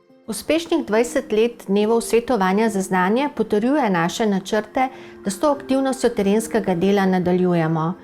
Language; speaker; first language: Slovenian; native; Slovenian